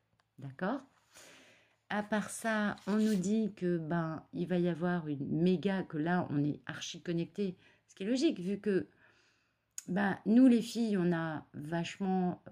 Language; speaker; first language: French; native; French